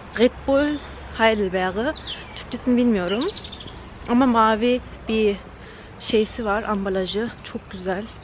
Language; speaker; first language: Turkish; early bilingual, heritage; Turkish